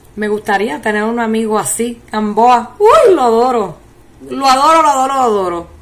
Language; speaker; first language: Spanish; early bilingual, heritage; Spanish